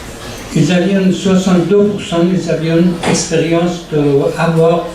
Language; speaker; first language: French; non-native, learner; Persian